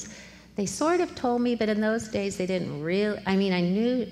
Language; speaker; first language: English; native; English